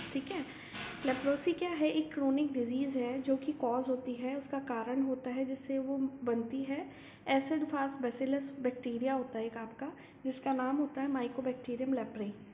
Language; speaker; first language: Hindi; native; Hindi